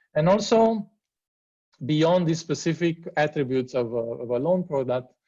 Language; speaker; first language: English; non-native, fluent; Romanian